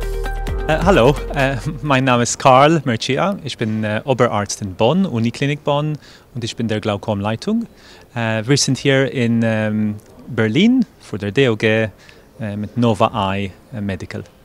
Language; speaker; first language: German; non-native, fluent; English